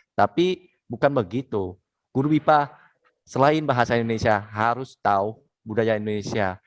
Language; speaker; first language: Indonesian; non-native, fluent; Vietnamese